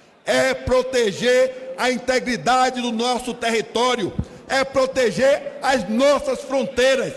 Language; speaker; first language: Portuguese; native; Portuguese